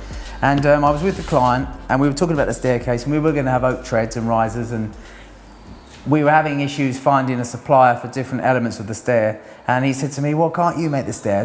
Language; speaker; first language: English; native; English